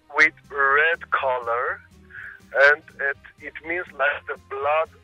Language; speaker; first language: English; non-native, learner; Armenian